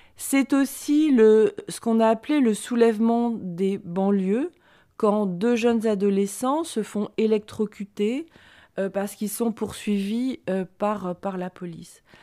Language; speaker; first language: French; native; French